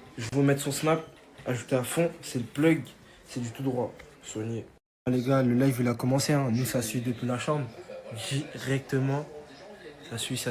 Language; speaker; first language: French; native; French